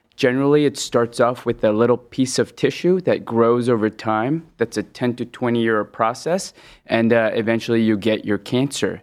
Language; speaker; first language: English; early bilingual, other home language; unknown